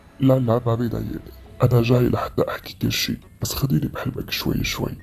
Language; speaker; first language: Arabic; native; Arabic